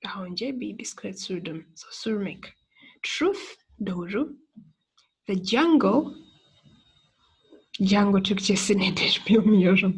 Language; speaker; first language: Turkish; non-native, fluent; English